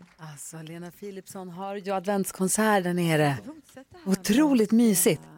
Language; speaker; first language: Swedish; native; Swedish